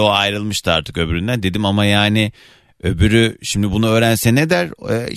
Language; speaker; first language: Turkish; native; Turkish